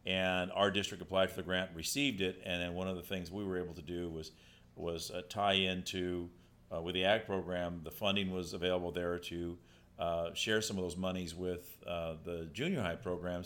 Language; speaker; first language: English; native; English